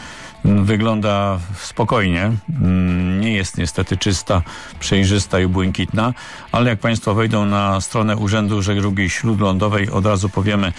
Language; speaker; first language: Polish; native; Polish